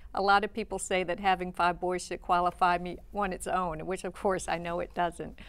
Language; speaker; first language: English; native; English